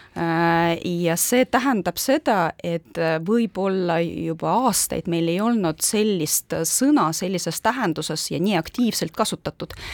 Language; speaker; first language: Estonian; non-native, local second language; Russian